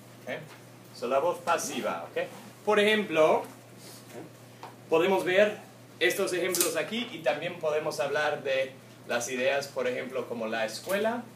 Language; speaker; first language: Spanish; non-native, fluent; English